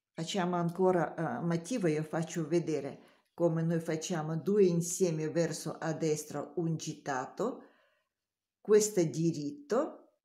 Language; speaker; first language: Italian; non-native, learner; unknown